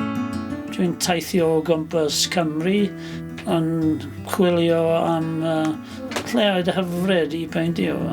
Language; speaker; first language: Welsh; non-native, learner; English